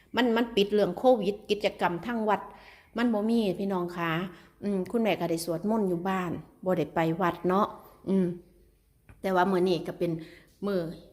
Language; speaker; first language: Thai; native; Thai